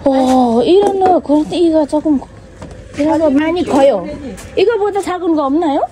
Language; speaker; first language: Korean; non-native, learner; Nepali